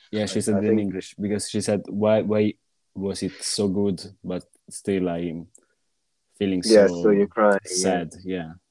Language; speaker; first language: English; non-native, fluent; Italian